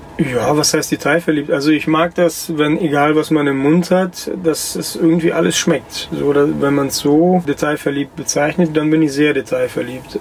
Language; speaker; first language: German; early bilingual, other home language; Russian